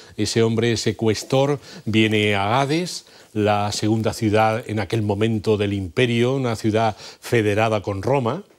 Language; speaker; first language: Spanish; native; Spanish